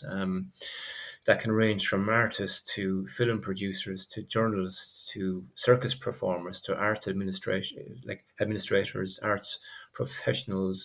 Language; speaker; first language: English; native; English